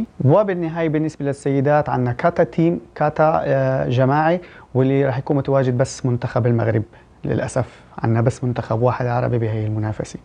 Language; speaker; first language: Arabic; early bilingual, heritage; Arabic